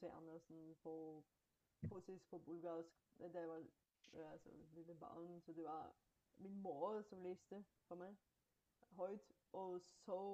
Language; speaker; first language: Danish; non-native, fluent; Bulgarian